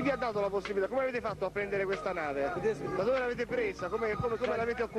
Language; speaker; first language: Italian; native; Italian